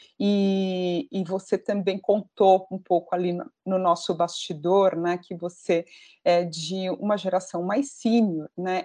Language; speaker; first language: Portuguese; native; Portuguese